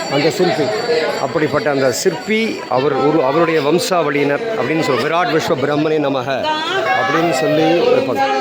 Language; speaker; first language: Tamil; non-native, local second language; Telugu